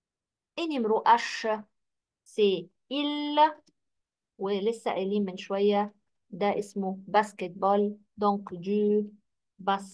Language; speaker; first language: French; non-native, fluent; Arabic